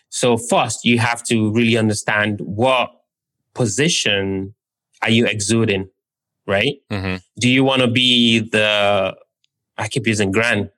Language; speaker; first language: English; non-native, local second language; Yoruba